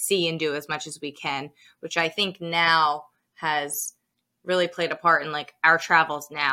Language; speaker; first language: English; native; English